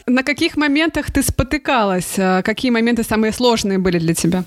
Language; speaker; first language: Russian; native; Russian